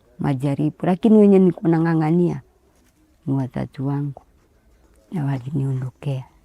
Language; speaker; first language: Swahili; native; Swahili